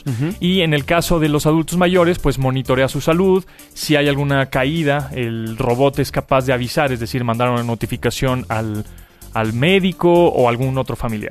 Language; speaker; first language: Spanish; native; Spanish